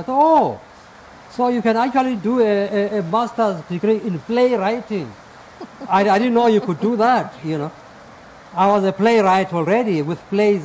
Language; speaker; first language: English; non-native, local second language; Xhosa